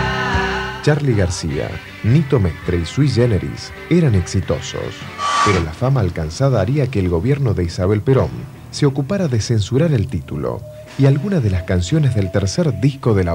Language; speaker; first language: Spanish; native; Spanish